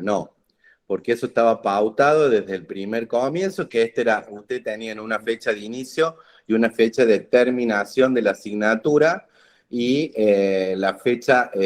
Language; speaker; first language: Spanish; native; Spanish